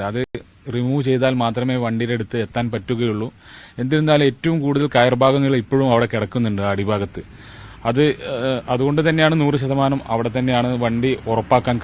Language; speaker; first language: Malayalam; native; Malayalam